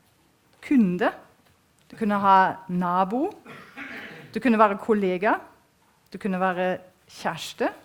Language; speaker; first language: Norwegian; non-native, fluent; German